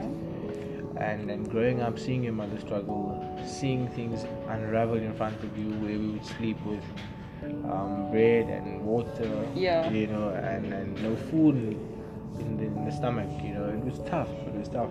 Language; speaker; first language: English; non-native, local second language; Xhosa